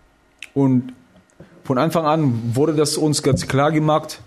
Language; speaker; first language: German; non-native, fluent; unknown